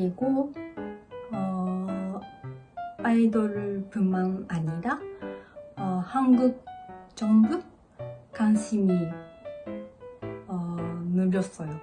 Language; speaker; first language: Korean; non-native, learner; Japanese